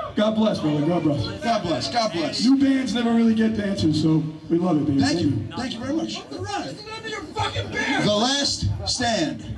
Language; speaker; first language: English; native; English